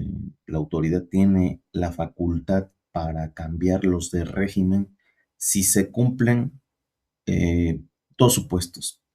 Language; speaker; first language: Spanish; native; Spanish